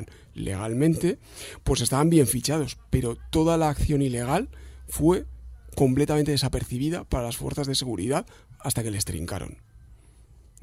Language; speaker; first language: Spanish; native; Spanish